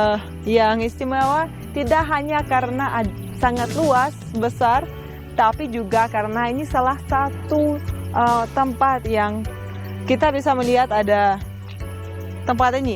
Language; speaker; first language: Indonesian; non-native, fluent; Russian